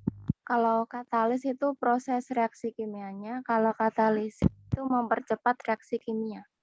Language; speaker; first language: Indonesian; native; Indonesian